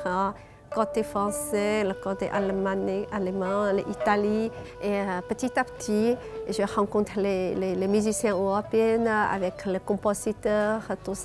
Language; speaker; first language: French; non-native, learner; Chinese